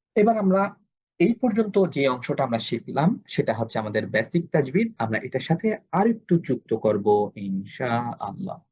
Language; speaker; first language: Bangla; native; Bangla